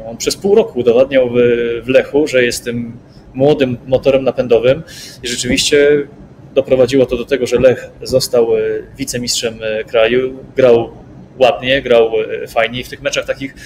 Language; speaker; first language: Polish; native; Polish